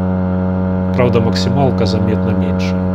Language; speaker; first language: Russian; native; Russian